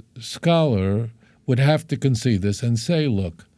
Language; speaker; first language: English; native; English